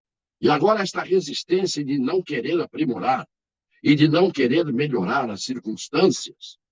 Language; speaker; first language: Portuguese; native; Portuguese